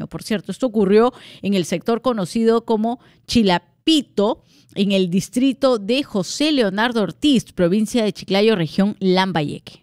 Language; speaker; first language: Spanish; native; Spanish